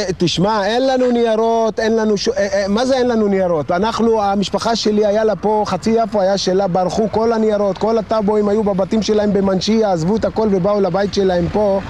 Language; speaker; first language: Hebrew; non-native, local second language; Arabic